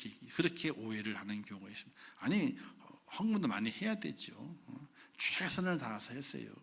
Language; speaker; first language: Korean; native; Korean